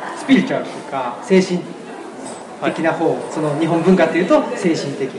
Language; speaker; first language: Japanese; native; Japanese